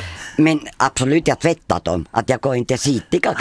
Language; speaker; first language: Swedish; non-native, learner; Finnish